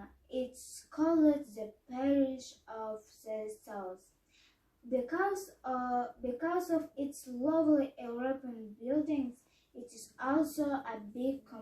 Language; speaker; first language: English; non-native, learner; Kazakh